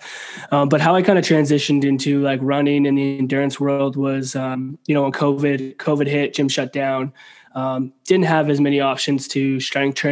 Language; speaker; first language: English; native; English